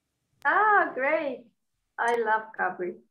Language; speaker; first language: English; non-native, learner; Spanish